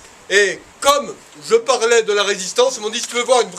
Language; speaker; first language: French; native; French